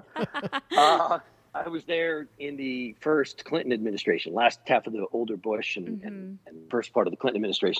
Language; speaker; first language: English; native; English